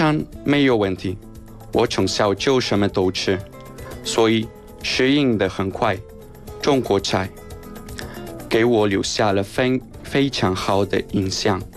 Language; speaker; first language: Chinese; non-native, fluent; Spanish